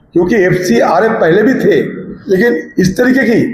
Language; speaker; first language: Hindi; non-native, local second language; Bangla